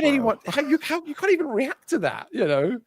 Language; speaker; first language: English; native; English